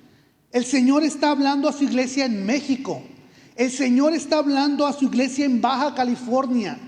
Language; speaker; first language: Spanish; native; Spanish